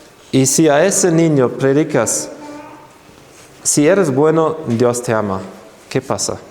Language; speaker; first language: Spanish; non-native, fluent; German